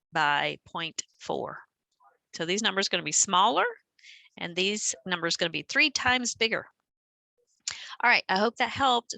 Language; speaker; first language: English; native; English